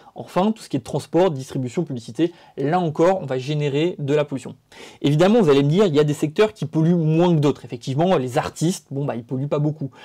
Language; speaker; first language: French; native; French